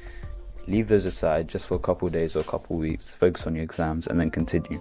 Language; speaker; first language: English; native; English